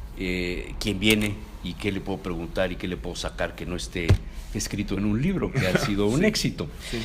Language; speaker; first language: Spanish; native; Spanish